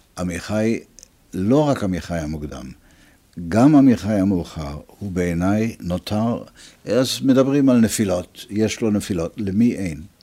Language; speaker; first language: Hebrew; early bilingual, other home language; Italian